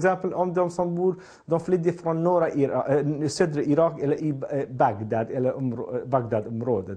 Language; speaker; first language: Swedish; non-native, learner; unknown